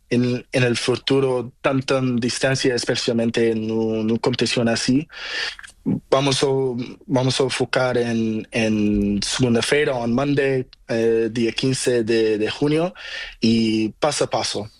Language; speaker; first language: Spanish; non-native, learner; Portuguese